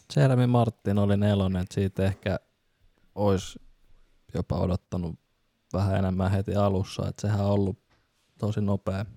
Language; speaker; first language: Finnish; native; Finnish